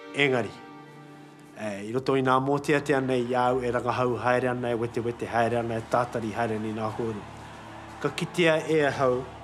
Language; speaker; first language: Māori; native; Māori